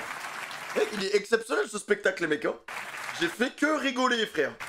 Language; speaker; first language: French; native; French